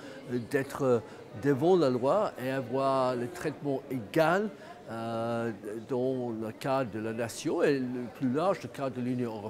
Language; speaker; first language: French; non-native, fluent; English